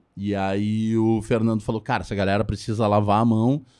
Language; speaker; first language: Portuguese; native; Portuguese